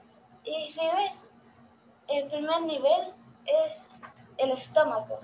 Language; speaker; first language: Spanish; early bilingual, heritage; Spanish